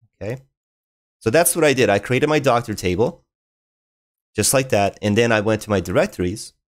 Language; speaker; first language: English; native; English